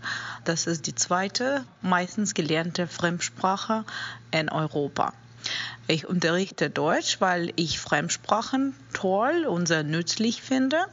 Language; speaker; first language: German; non-native, fluent; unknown